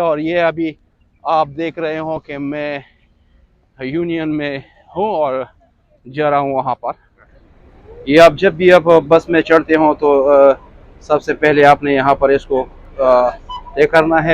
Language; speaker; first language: Hindi; non-native, local second language; Punjabi